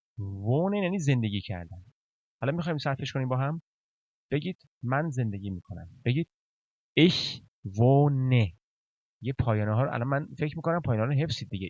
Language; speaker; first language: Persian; native; Persian